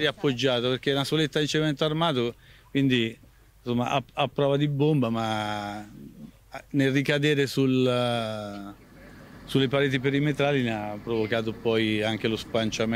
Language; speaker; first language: Italian; native; Italian